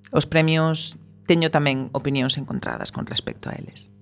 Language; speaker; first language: Galician; non-native, local second language; Spanish